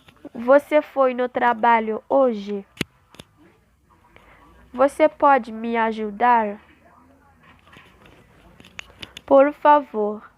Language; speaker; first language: Portuguese; non-native, learner; Haitian Creole